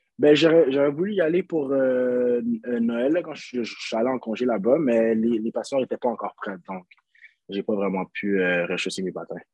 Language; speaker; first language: French; native; French